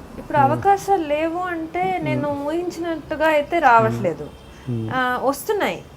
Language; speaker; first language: Telugu; native; Telugu